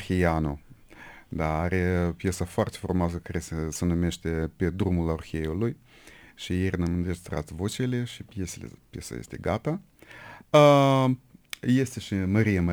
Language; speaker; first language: Romanian; non-native, local second language; Russian